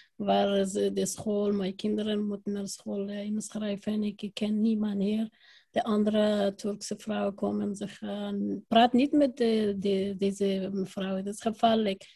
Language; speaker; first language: Dutch; non-native, learner; Persian